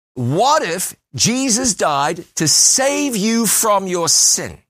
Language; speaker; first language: English; native; English